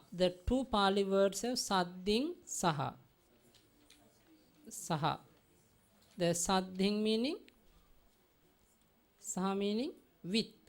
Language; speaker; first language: English; non-native, learner; Sinhala